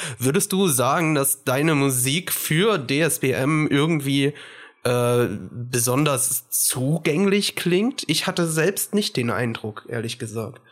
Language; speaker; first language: German; early bilingual, other home language; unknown